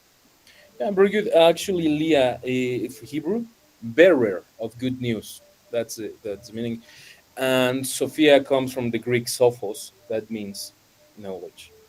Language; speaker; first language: English; non-native, fluent; Spanish